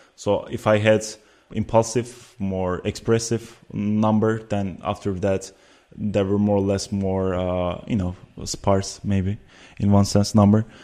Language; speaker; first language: English; non-native, fluent; Turkish